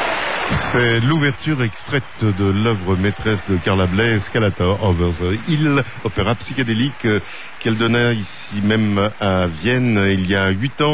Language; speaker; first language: French; native; French